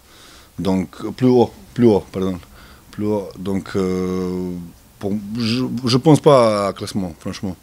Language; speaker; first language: French; non-native, learner; Serbian